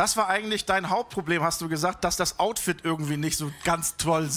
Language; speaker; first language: German; native; German